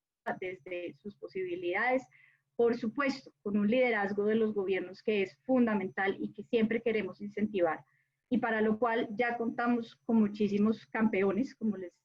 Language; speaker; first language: Spanish; native; Spanish